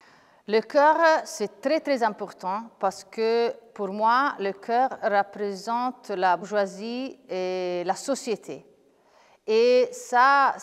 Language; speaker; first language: French; non-native, fluent; Italian